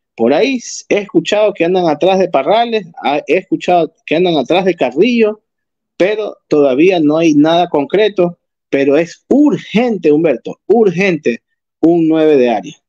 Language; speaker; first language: Spanish; native; Spanish